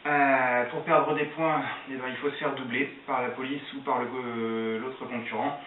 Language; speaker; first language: French; native; French